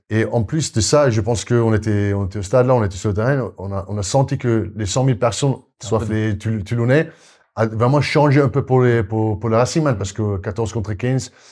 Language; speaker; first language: French; non-native, fluent; Afrikaans